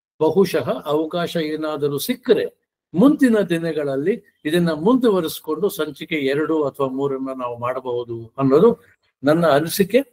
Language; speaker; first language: Kannada; non-native, local second language; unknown